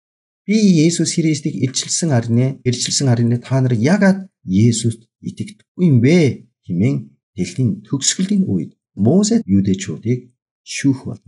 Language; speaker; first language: Mongolian; non-native, fluent; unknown